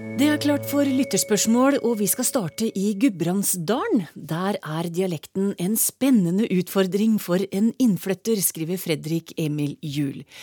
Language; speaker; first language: Norwegian; native; Norwegian